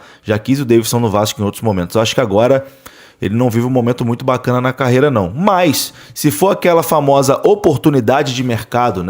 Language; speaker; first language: Portuguese; native; Portuguese